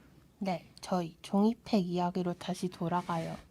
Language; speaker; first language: Korean; native; Korean